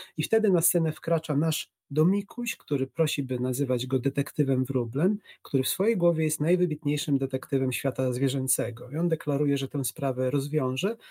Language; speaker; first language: Polish; native; Polish